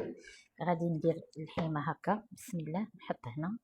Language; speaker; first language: Arabic; native; Arabic